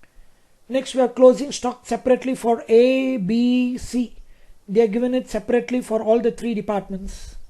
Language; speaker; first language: English; non-native, local second language; Kannada